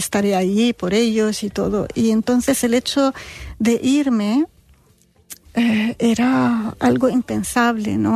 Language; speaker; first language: Spanish; non-native, fluent; Arabic